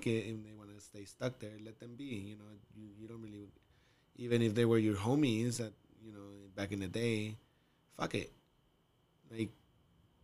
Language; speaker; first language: English; non-native, fluent; Spanish